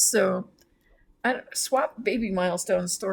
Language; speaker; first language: English; native; English